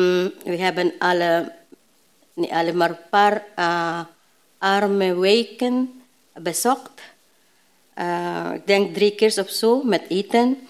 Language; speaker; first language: Dutch; non-native, learner; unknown